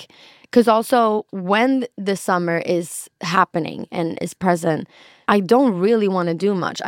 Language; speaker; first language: English; non-native, fluent; Swedish